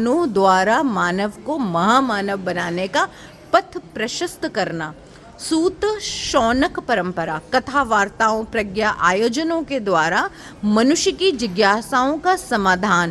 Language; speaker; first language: Hindi; native; Hindi